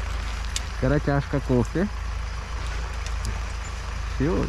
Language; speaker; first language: Russian; non-native, local second language; Yakut